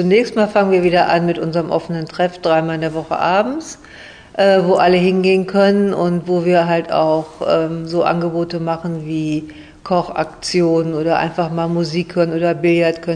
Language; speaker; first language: German; native; German